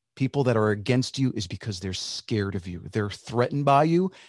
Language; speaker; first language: English; early bilingual, other home language; Spanish